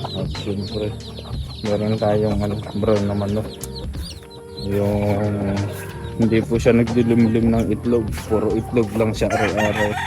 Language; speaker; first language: Filipino; non-native, local second language; Bikol